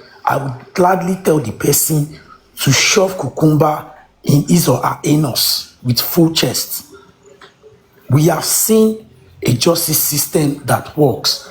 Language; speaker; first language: English; non-native, local second language; Yoruba